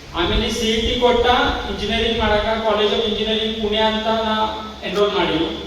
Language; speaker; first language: Kannada; non-native, local second language; Marathi